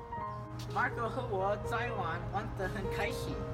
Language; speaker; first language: Chinese; non-native, learner; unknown